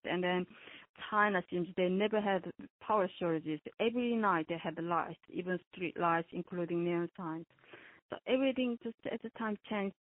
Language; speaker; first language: English; non-native, fluent; Korean